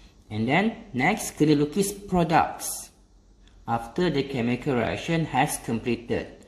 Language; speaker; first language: English; non-native, local second language; Malay